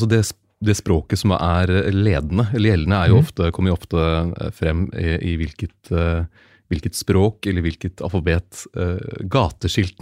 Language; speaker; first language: Norwegian; native; Norwegian